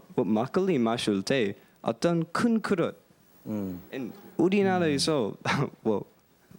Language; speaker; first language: Korean; non-native, learner; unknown